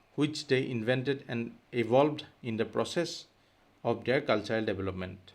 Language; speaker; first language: English; non-native, local second language; Assamese